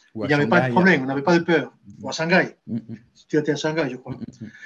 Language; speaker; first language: French; non-native, fluent; Spanish